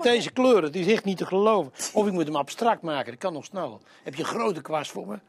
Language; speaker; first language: Dutch; native; Dutch